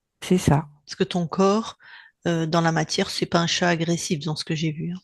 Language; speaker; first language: French; native; French